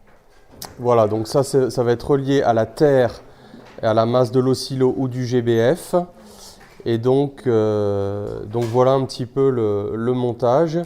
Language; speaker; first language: French; native; French